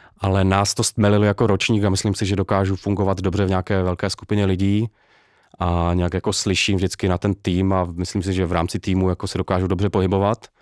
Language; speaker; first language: Czech; native; Czech